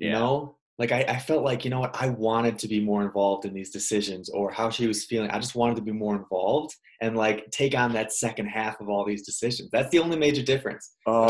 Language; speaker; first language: English; native; English